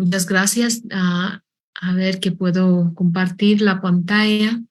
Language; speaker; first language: Spanish; non-native, fluent; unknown